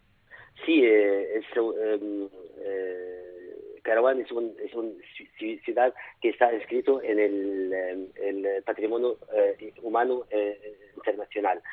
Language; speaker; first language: Spanish; non-native, fluent; Arabic